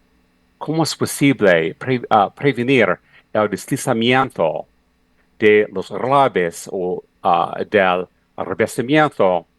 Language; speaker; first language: Spanish; non-native, fluent; English